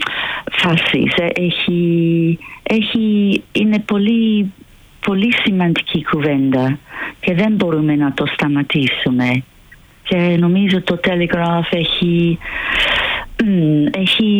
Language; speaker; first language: Greek; non-native, fluent; English